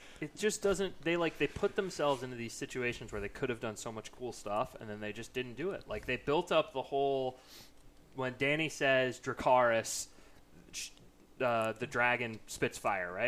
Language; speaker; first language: English; native; English